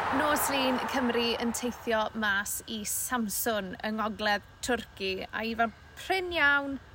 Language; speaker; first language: Welsh; native; Welsh